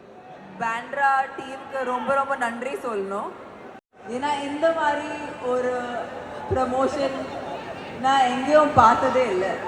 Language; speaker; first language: Tamil; non-native, fluent; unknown